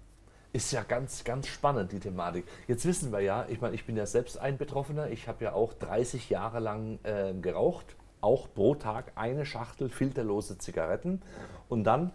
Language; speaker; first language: German; native; German